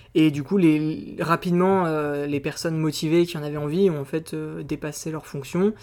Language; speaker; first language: French; native; French